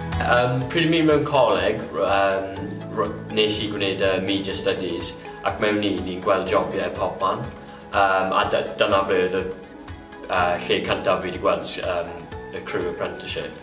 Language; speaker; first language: Welsh; non-native, local second language; English